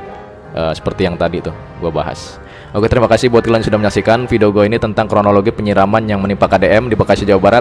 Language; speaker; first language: Indonesian; native; Indonesian